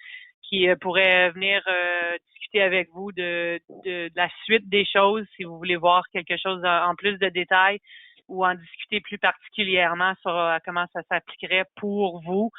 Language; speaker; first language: French; native; French